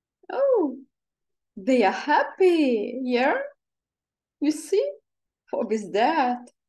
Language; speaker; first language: English; non-native, fluent; Ukrainian